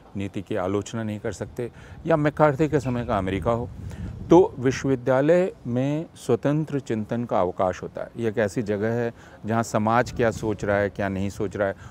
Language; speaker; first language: Hindi; native; Hindi